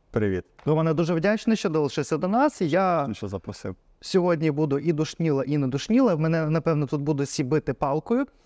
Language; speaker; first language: Ukrainian; non-native, local second language; Russian